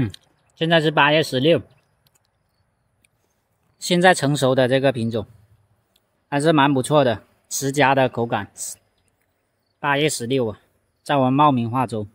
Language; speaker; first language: Chinese; non-native, local second language; Cantonese